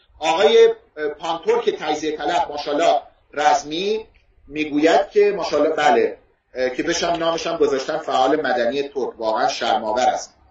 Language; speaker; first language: Persian; non-native, local second language; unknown